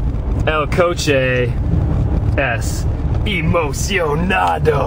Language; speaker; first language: Spanish; non-native, learner; English